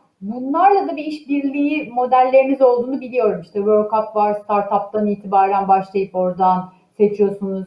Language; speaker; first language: Turkish; native; Turkish